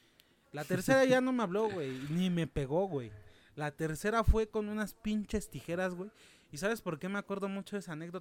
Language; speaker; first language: Spanish; native; Spanish